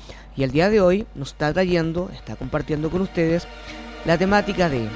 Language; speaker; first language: Spanish; native; Spanish